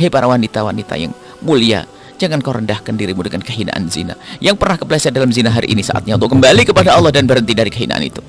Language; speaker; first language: Indonesian; native; Indonesian